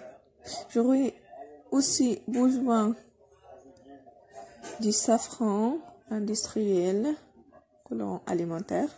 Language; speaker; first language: French; non-native, local second language; Arabic